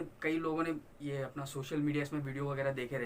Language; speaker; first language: Hindi; non-native, local second language; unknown